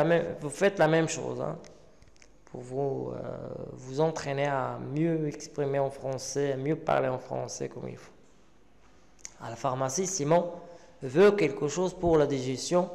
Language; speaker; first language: French; non-native, local second language; Arabic